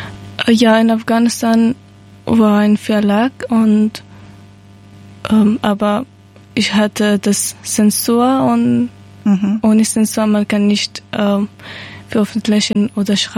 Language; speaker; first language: German; non-native, learner; Persian